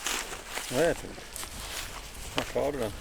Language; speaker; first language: Swedish; native; Swedish